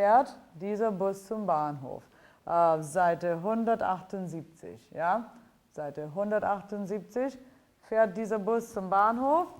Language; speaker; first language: German; non-native, fluent; English